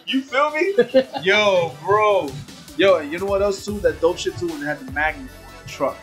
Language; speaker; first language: English; early bilingual, other home language; Spanish